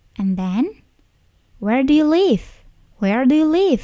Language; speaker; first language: English; non-native, learner; Indonesian